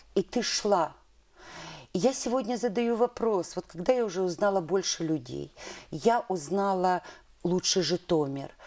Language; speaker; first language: Russian; native; Russian